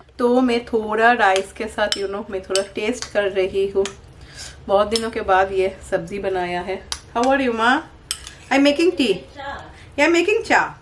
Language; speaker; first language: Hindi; non-native, local second language; Bangla